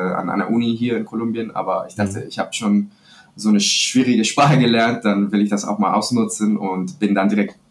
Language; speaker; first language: German; non-native, fluent; Spanish